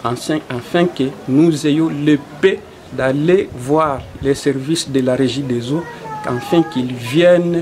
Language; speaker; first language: French; non-native, local second language; Swahili